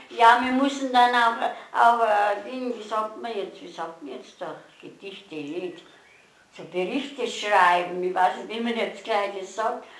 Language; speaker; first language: German; native; German